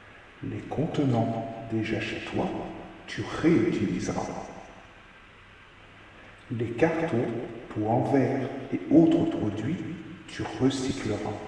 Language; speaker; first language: French; native; French